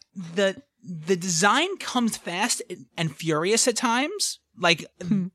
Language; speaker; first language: English; native; English